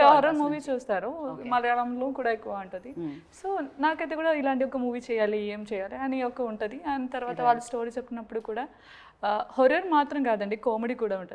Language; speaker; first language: Telugu; non-native, learner; Malayalam